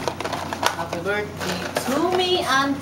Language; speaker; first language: English; non-native, learner; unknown